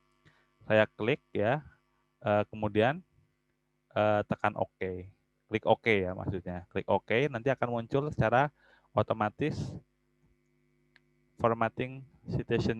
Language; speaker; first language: Indonesian; native; Indonesian